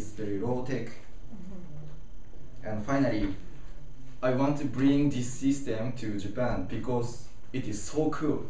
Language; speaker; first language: English; non-native, learner; Japanese